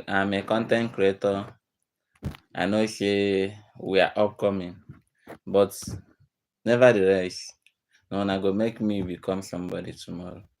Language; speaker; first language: Nigerian Pidgin; non-native, local second language; Igbo